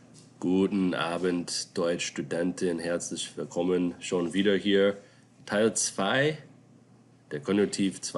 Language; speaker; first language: German; non-native, fluent; English